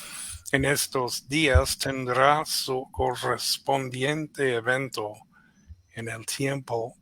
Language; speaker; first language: Spanish; non-native, fluent; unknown